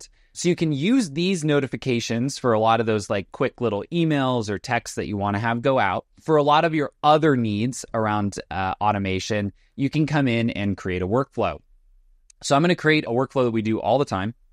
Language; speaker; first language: English; native; English